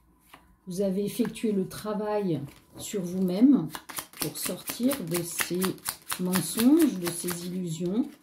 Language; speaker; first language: French; native; French